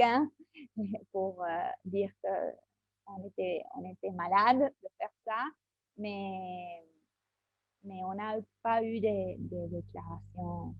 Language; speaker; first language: French; non-native, fluent; Spanish